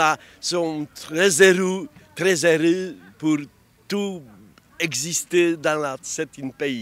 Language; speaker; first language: French; non-native, learner; Polish